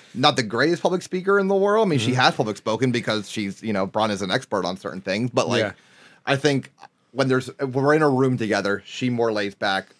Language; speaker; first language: English; native; English